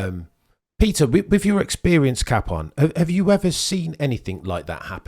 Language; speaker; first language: English; native; English